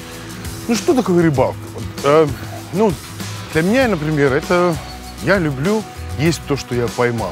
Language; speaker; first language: Russian; non-native, fluent; Finnish